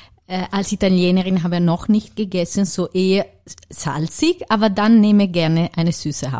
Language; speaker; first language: German; non-native, fluent; Italian